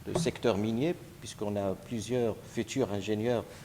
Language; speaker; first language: French; non-native, local second language; Arabic